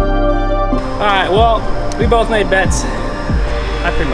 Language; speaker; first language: English; native; English